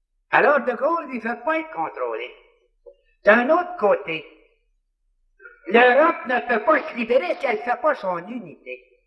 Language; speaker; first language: French; native; French